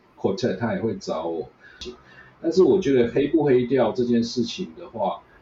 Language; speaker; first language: Chinese; native; Chinese